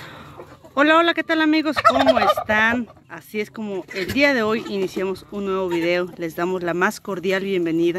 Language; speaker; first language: Spanish; native; Spanish